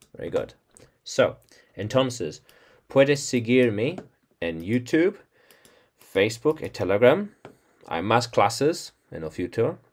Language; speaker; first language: Spanish; non-native, learner; English